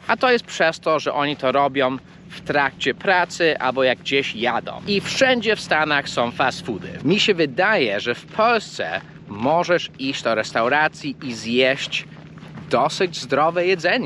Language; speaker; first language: Polish; early bilingual, heritage; Polish